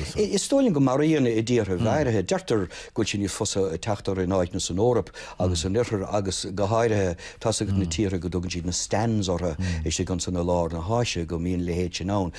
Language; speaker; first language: Irish; non-native, local second language; English